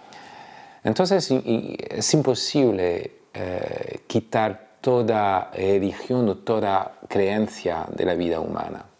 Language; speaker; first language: Spanish; non-native, fluent; French